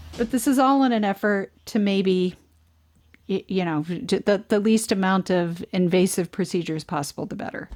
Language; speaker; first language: English; native; English